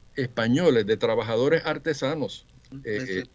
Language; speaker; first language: Spanish; native; Spanish